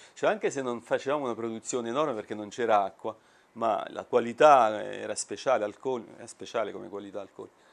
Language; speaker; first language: Italian; early bilingual, heritage; Italian